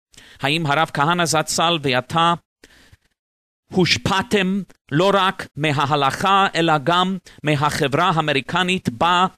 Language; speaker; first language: Hebrew; non-native, fluent; English